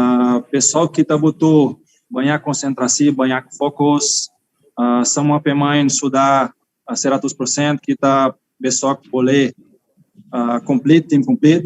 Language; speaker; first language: Indonesian; non-native, learner; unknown